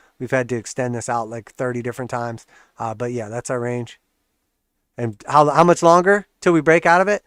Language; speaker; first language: English; native; English